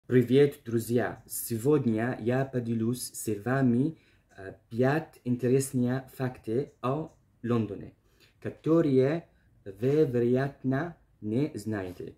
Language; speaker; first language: Russian; non-native, learner; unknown